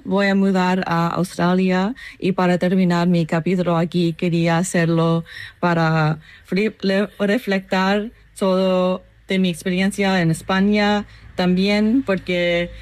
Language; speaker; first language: Spanish; non-native, learner; English